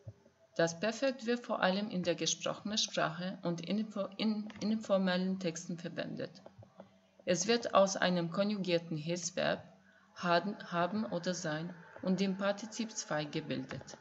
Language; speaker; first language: German; non-native, fluent; Albanian